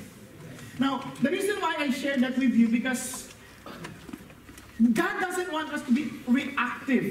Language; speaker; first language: English; non-native, local second language; Filipino